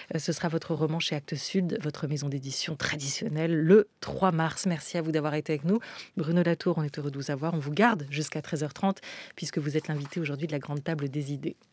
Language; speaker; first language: French; native; French